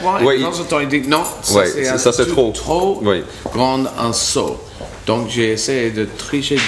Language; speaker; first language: French; non-native, learner; English